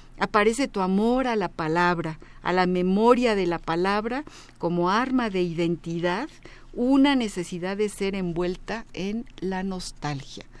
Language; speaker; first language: Spanish; native; Spanish